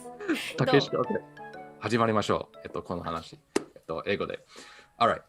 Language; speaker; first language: Japanese; non-native, learner; English